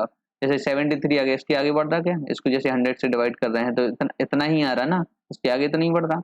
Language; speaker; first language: Hindi; native; Hindi